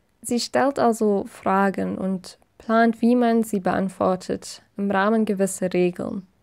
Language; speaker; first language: German; non-native, fluent; English